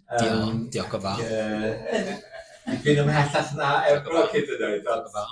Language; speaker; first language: Welsh; native; Welsh